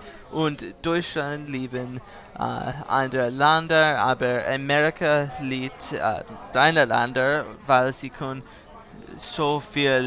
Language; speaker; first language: German; non-native, learner; English